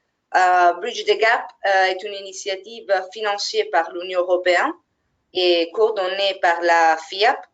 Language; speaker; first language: French; non-native, fluent; Italian